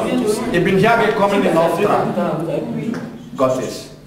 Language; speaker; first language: German; non-native, learner; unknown